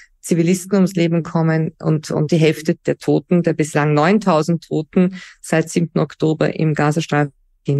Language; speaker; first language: German; native; German